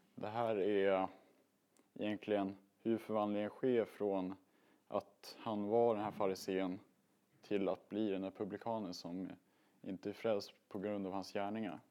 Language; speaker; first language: Swedish; native; Swedish